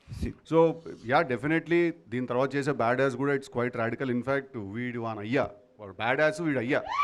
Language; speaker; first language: Telugu; native; Telugu